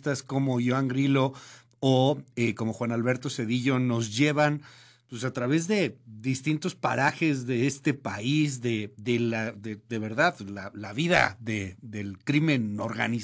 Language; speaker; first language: Spanish; native; Spanish